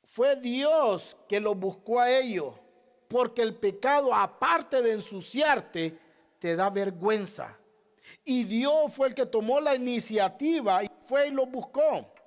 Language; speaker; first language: Spanish; native; Spanish